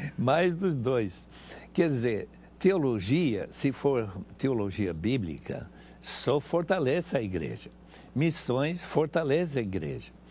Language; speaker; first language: Portuguese; non-native, fluent; English